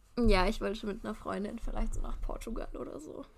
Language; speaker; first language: German; native; German